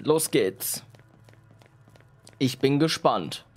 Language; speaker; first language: German; native; German